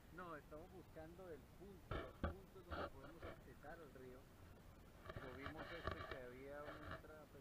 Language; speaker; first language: Spanish; native; Spanish